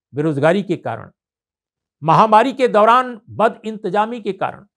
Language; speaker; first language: Hindi; native; Hindi